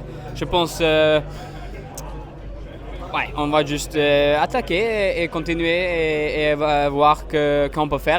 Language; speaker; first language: French; non-native, fluent; Swedish